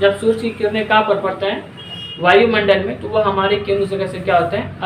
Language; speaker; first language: Hindi; native; Hindi